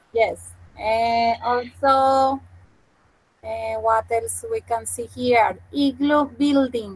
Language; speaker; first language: English; non-native, fluent; Spanish